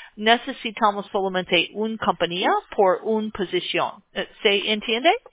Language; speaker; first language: Spanish; non-native, learner; English